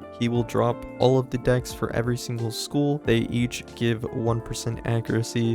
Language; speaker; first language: English; native; English